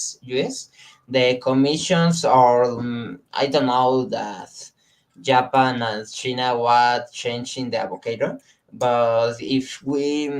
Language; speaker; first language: English; non-native, learner; Spanish